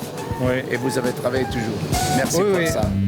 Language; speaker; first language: French; non-native, fluent; German